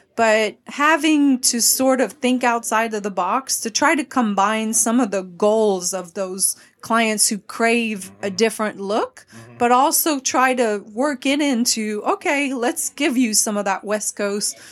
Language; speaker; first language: English; non-native, fluent; French